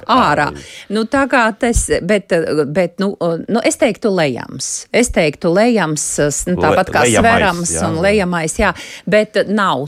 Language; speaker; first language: Latvian; native; Latvian